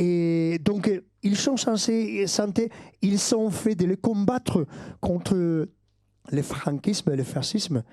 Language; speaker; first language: French; non-native, fluent; Basque